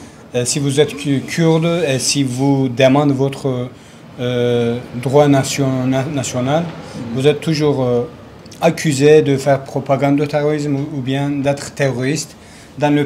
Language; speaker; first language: French; non-native, learner; Kurdish